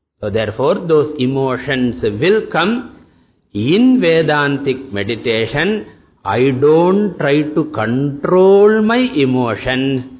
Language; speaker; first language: English; non-native, local second language; Tamil